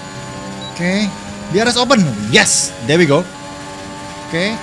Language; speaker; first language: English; non-native, fluent; Indonesian